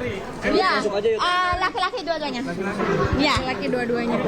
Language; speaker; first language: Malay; non-native, learner; Filipino